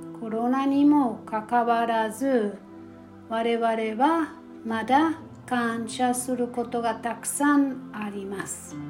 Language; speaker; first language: Japanese; non-native, fluent; German